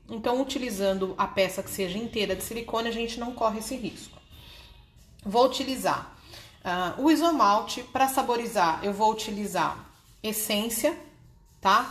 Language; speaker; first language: Portuguese; native; Portuguese